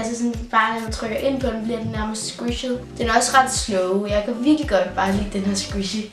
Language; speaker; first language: Danish; native; Danish